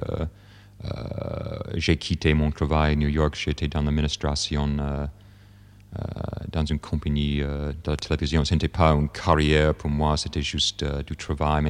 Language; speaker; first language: French; non-native, fluent; English